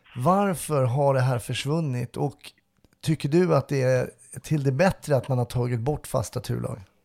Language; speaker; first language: Swedish; native; Swedish